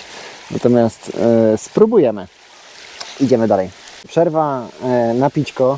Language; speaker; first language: Polish; native; Polish